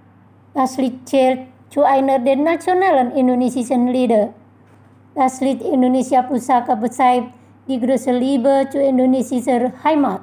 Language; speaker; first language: German; non-native, fluent; Indonesian